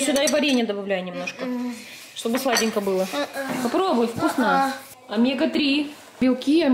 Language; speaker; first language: Russian; native; Russian